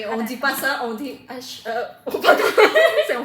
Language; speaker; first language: French; non-native, fluent; Indonesian